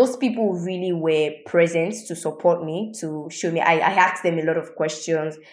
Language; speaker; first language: English; non-native, local second language; Yoruba